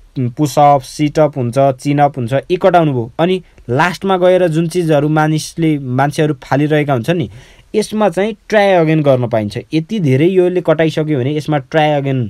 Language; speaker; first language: Nepali; native; Nepali